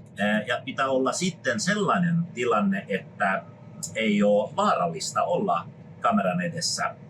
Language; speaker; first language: Finnish; non-native, fluent; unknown